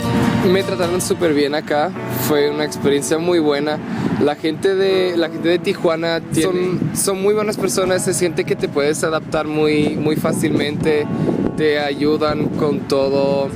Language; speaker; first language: Spanish; non-native, learner; Portuguese